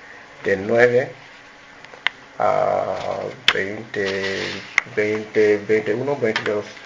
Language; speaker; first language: Spanish; non-native, learner; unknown